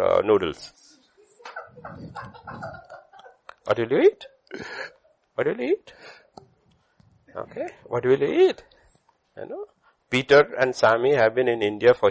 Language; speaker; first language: English; non-native, local second language; Malayalam